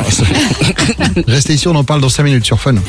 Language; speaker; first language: French; native; French